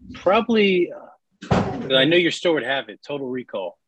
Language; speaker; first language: English; native; English